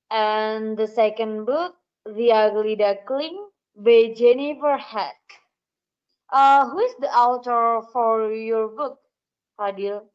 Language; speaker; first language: English; non-native, learner; Indonesian